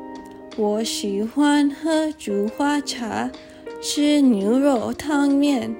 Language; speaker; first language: Chinese; early bilingual, heritage; Chinese